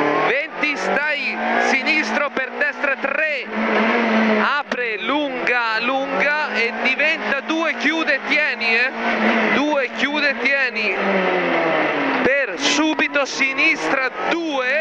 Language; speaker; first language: Italian; native; Italian